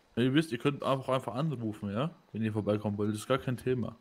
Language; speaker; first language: German; native; German